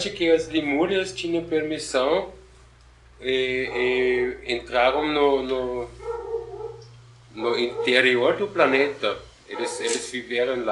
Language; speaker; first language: Portuguese; non-native, fluent; German